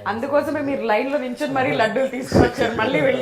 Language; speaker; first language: Telugu; native; Telugu